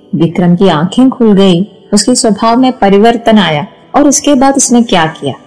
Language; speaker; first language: Hindi; non-native, local second language; Malayalam